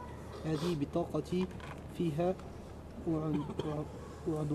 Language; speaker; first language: Arabic; non-native, learner; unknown